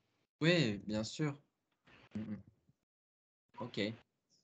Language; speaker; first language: French; non-native, fluent; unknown